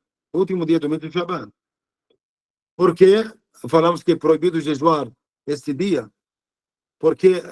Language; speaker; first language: Portuguese; non-native, learner; Arabic